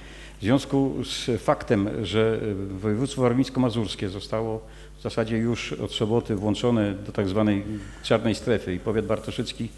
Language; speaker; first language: Polish; native; Polish